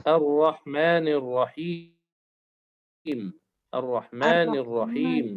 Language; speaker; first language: Arabic; native; Arabic